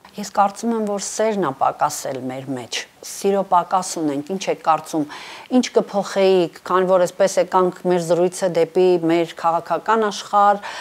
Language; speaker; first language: Armenian; native; Armenian